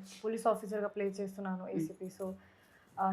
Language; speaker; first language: Telugu; non-native, learner; Hindi